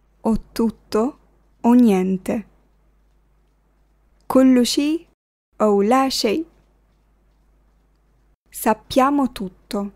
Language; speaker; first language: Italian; non-native, fluent; Arabic